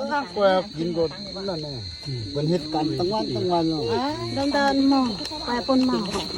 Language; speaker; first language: Thai; non-native, local second language; Shan